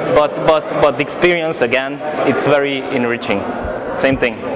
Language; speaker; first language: English; non-native, fluent; Hungarian